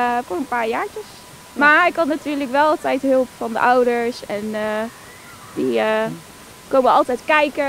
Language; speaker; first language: Dutch; native; Dutch